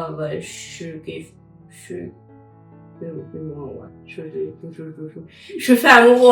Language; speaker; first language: Swedish; non-native, fluent; Chinese